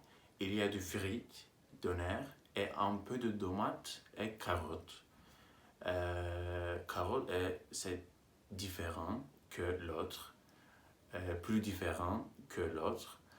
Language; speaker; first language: French; non-native, learner; Turkish